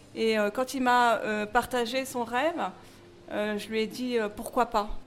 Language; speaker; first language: French; native; French